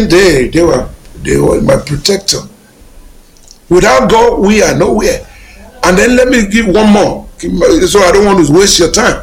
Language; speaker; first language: English; non-native, local second language; Yoruba